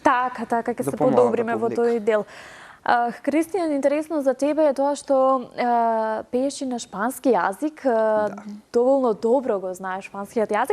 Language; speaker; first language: Macedonian; native; Macedonian